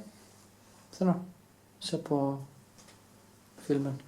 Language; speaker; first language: Norwegian; native; Norwegian